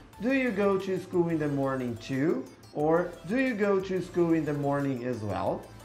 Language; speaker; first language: English; non-native, fluent; Portuguese